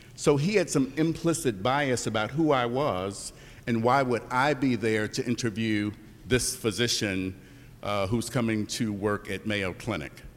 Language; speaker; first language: English; native; English